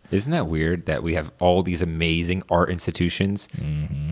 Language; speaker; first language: English; native; English